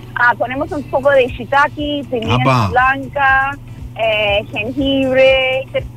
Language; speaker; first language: Spanish; non-native, fluent; Filipino